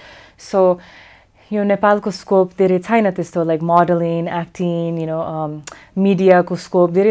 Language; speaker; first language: Nepali; early bilingual, heritage; English